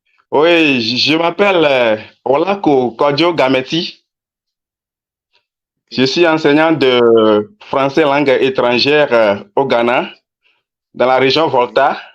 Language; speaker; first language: French; non-native, fluent; Ewe